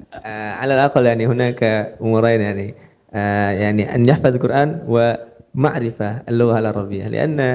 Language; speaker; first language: Arabic; non-native, learner; Indonesian